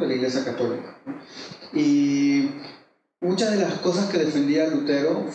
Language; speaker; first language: Spanish; native; Spanish